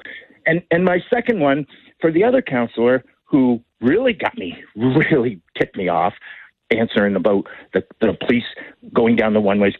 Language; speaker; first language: English; native; English